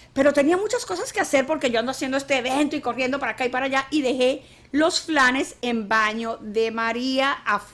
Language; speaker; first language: Spanish; native; Spanish